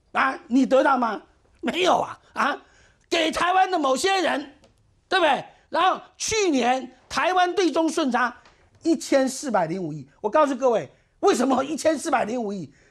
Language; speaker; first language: Chinese; native; Chinese